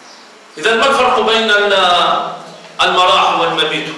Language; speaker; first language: Arabic; native; Arabic